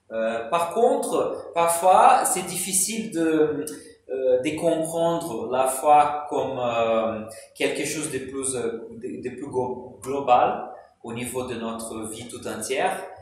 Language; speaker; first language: French; non-native, fluent; Portuguese